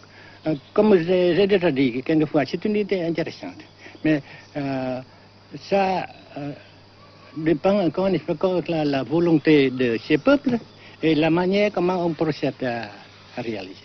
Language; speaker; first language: French; non-native, fluent; Vietnamese